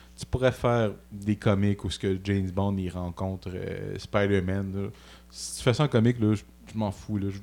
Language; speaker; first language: French; native; French